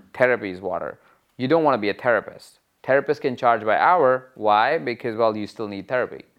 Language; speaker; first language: English; non-native, local second language; Hindi